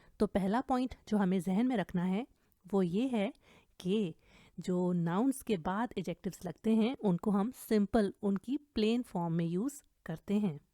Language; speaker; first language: Urdu; native; Urdu